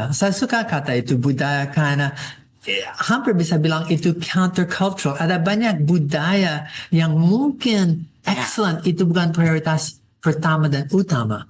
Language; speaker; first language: Indonesian; non-native, fluent; English